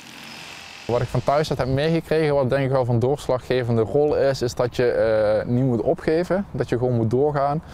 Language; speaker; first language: Dutch; native; Dutch